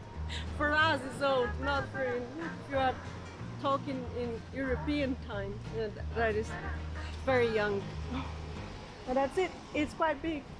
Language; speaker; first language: English; non-native, fluent; Portuguese